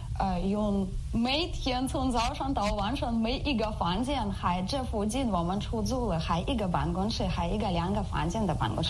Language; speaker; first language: Chinese; non-native, learner; Ukrainian